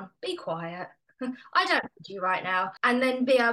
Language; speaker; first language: English; native; English